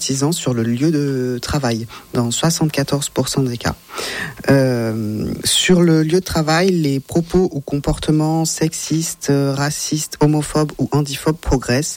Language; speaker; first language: French; native; French